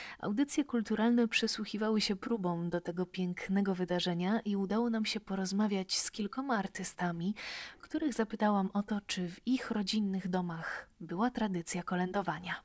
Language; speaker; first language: Polish; native; Polish